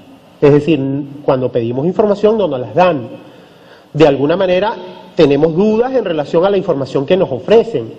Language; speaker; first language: Spanish; native; Spanish